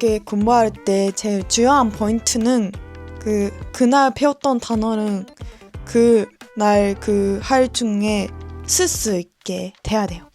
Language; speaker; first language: Korean; non-native, learner; Japanese